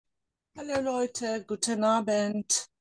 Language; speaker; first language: German; non-native, fluent; Turkish